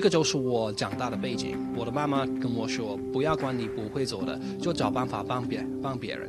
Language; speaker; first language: Chinese; non-native, fluent; English